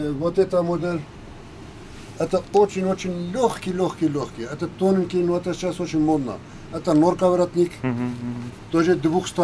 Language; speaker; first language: Russian; non-native, learner; Turkish